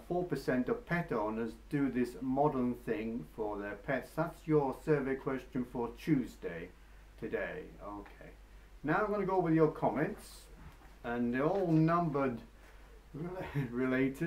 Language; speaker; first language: English; native; English